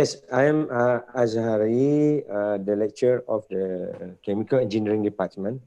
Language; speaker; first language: English; non-native, fluent; Indonesian